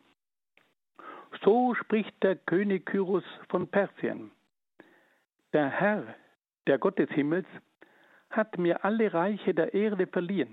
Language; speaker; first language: German; native; German